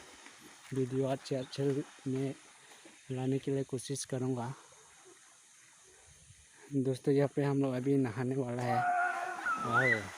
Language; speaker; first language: Hindi; non-native, local second language; Kok Borok